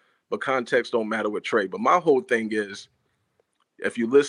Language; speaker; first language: English; native; English